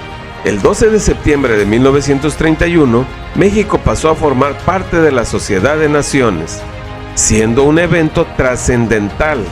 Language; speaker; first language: Spanish; native; Spanish